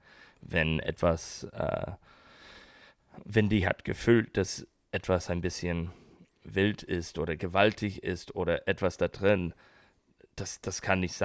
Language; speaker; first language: German; non-native, learner; English